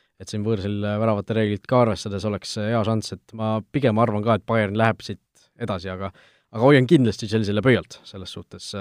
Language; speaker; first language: Estonian; native; Estonian